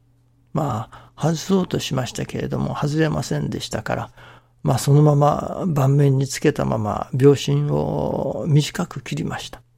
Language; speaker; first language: Japanese; native; Japanese